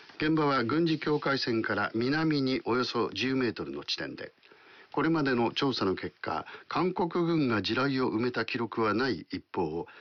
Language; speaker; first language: Japanese; native; Japanese